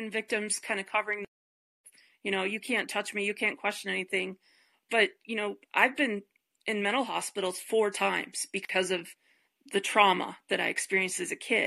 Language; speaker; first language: English; native; English